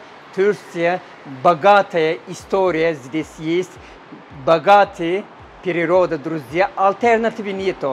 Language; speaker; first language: Russian; non-native, fluent; Turkish